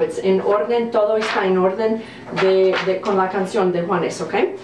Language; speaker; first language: Spanish; non-native, fluent; English